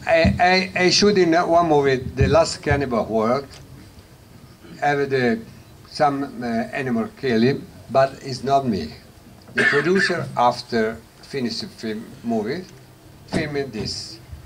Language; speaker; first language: English; non-native, learner; Italian